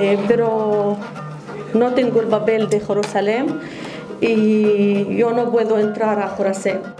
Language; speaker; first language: Spanish; non-native, learner; Arabic